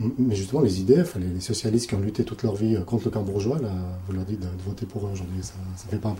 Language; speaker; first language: French; native; French